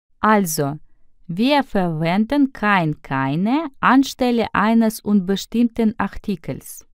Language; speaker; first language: German; non-native, fluent; Russian